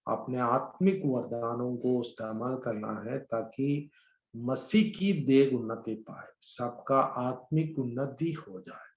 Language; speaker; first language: Hindi; non-native, local second language; Malayalam